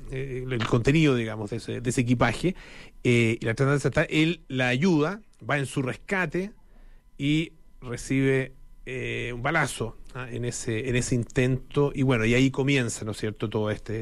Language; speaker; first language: Spanish; native; Spanish